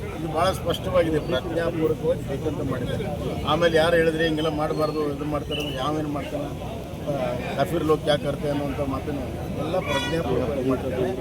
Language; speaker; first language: Kannada; native; Kannada